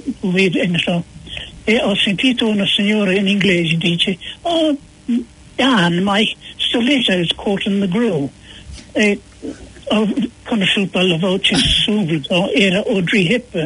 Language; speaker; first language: Italian; non-native, fluent; English